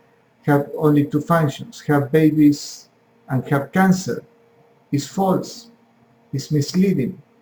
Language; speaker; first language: English; non-native, fluent; Spanish